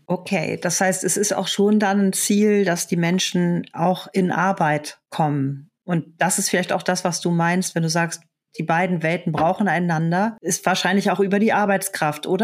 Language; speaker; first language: German; native; German